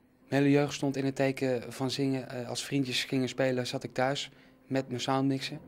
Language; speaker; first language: Dutch; native; Dutch